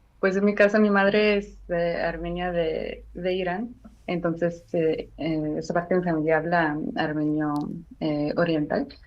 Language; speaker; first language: Spanish; non-native, fluent; Armenian